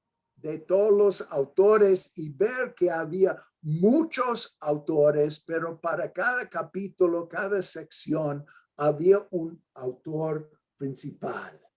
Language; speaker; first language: Spanish; non-native, fluent; English